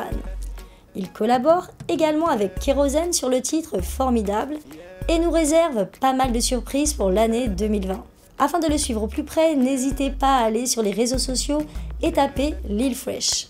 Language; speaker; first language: French; native; French